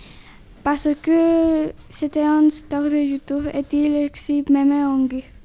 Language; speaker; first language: French; non-native, learner; Spanish